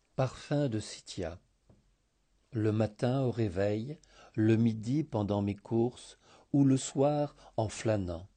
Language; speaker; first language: French; early bilingual, heritage; Greek